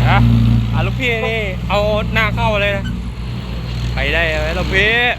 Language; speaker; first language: Thai; non-native, local second language; Khmer